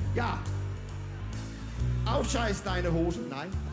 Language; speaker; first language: German; non-native, learner; Danish